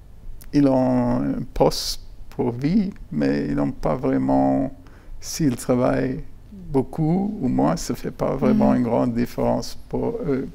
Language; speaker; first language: French; non-native, fluent; German